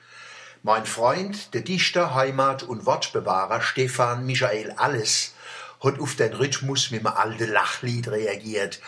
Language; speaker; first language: German; native; German